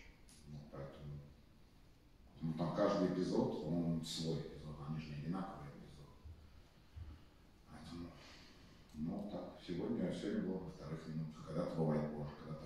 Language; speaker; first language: Russian; native; Russian